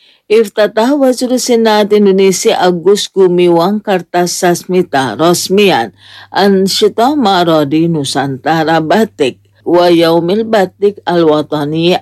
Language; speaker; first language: Arabic; non-native, fluent; Indonesian